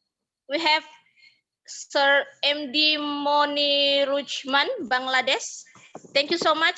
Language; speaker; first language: English; non-native, fluent; Indonesian